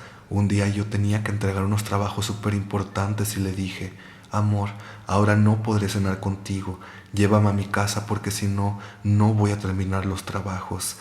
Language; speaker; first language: Spanish; native; Spanish